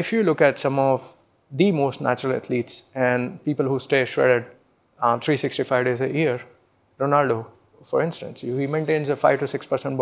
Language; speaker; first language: English; non-native, local second language; Hindi